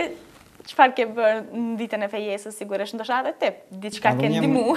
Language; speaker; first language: Albanian; native; Albanian